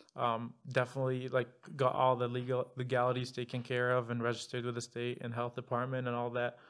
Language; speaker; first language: English; non-native, fluent; Arabic